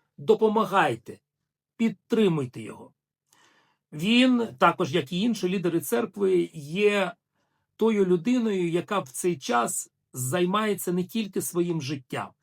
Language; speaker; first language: Ukrainian; non-native, local second language; Russian